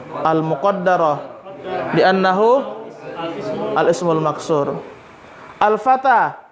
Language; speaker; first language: Arabic; non-native, fluent; Indonesian